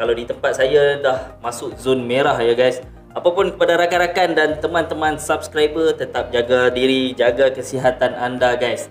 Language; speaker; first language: Malay; native; Malay